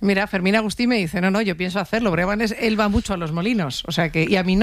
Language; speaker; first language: Spanish; native; Spanish